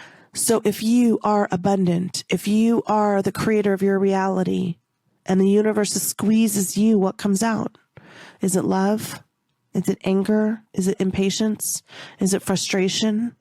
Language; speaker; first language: English; native; English